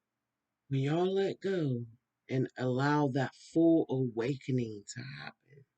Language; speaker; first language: English; native; English